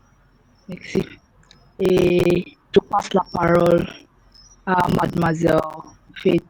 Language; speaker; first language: French; non-native, learner; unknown